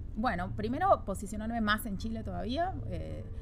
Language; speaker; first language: Spanish; native; Spanish